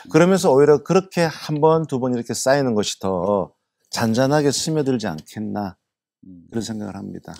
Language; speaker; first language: Korean; native; Korean